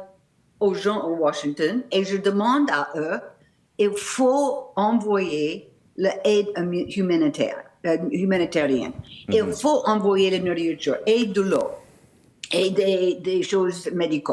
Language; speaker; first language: French; non-native, learner; English